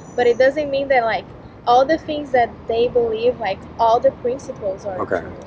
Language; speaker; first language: English; non-native, fluent; Portuguese